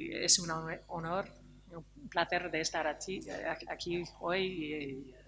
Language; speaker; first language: Spanish; non-native, fluent; English